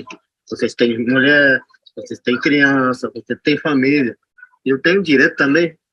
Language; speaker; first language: Portuguese; non-native, local second language; Yanomámi